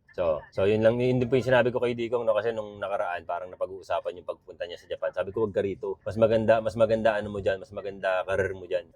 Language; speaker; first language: Filipino; native; Filipino